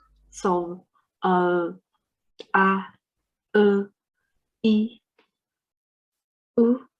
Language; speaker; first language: French; non-native, learner; Vietnamese